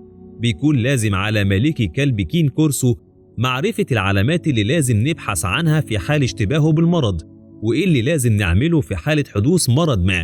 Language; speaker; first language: Arabic; native; Arabic